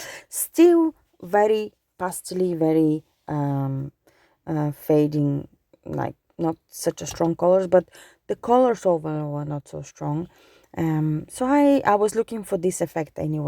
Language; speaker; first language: English; non-native, fluent; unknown